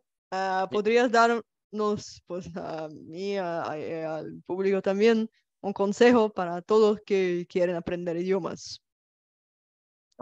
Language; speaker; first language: Spanish; non-native, fluent; Bulgarian